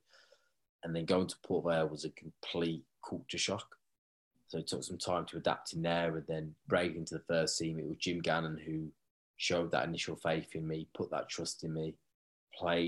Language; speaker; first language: English; native; English